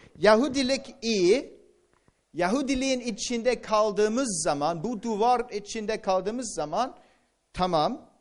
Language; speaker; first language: Turkish; non-native, fluent; English